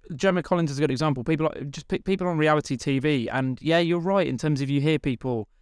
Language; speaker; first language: English; native; English